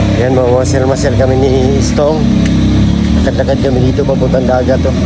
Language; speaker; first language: Filipino; non-native, local second language; Cebuano